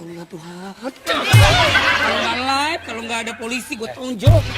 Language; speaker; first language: Indonesian; native; Indonesian